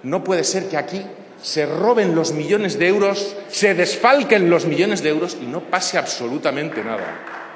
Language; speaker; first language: Spanish; non-native, local second language; Catalan